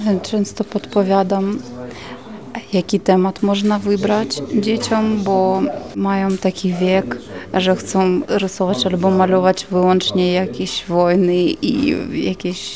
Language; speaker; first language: Polish; non-native, fluent; Ukrainian